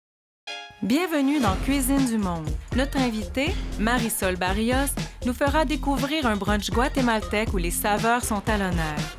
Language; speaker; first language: French; native; French